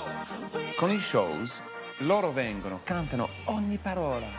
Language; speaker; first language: Italian; non-native, fluent; English